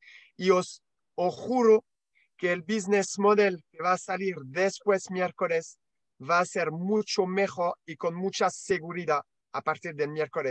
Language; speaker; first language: Spanish; non-native, learner; French